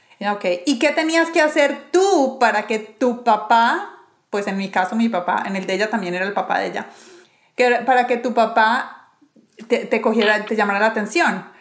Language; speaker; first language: Spanish; native; Spanish